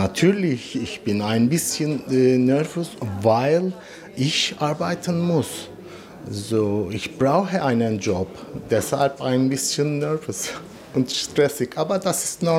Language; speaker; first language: German; non-native, learner; Turkish